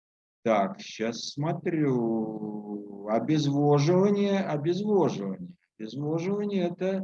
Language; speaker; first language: Russian; native; Russian